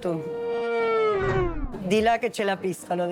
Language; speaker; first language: Italian; non-native, fluent; Spanish